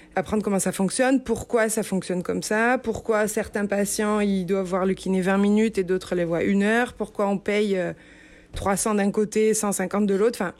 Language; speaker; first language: French; native; French